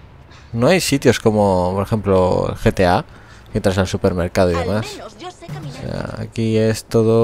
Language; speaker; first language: Spanish; native; Spanish